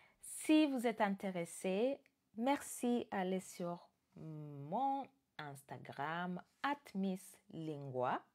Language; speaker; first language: French; non-native, fluent; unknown